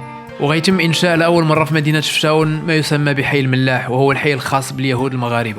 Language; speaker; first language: Arabic; native; Arabic